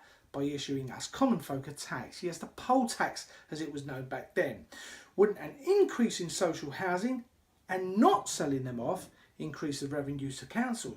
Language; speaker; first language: English; native; English